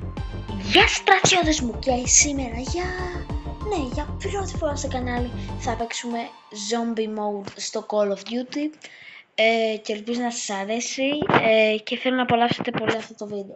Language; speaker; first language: Greek; native; Greek